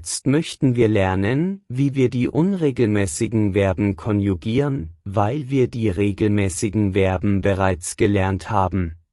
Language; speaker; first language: German; non-native, fluent; Persian